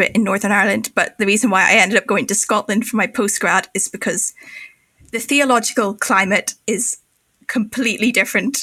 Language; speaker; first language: English; native; English